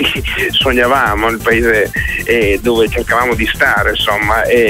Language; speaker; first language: Italian; native; Italian